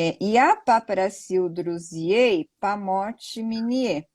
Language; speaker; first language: Russian; non-native, learner; Portuguese